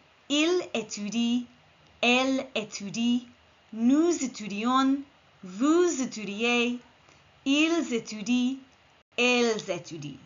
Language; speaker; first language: French; non-native, fluent; English